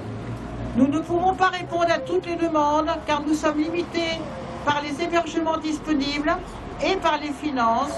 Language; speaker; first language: French; native; French